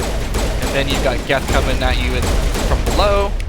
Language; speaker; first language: English; native; English